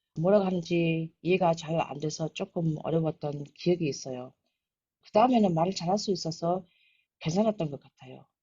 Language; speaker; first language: Korean; early bilingual, heritage; Korean